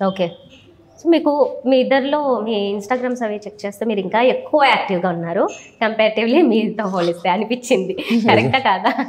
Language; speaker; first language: Telugu; native; Telugu